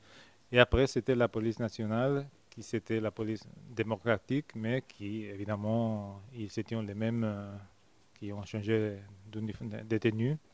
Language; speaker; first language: French; non-native, fluent; Spanish